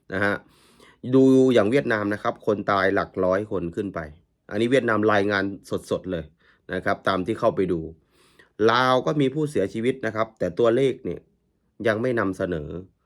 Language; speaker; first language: Thai; native; Thai